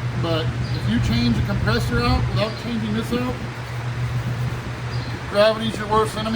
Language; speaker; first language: English; native; English